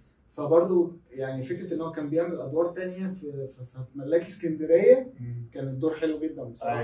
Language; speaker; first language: Arabic; native; Arabic